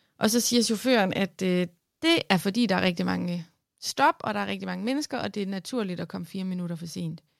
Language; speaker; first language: Danish; native; Danish